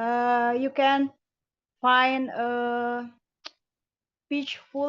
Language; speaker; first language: English; non-native, learner; Indonesian